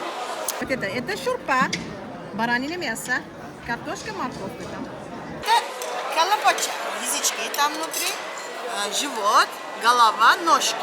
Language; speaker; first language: Russian; non-native, local second language; Uzbek